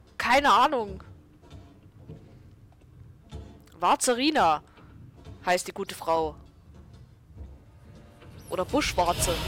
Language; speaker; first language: German; native; German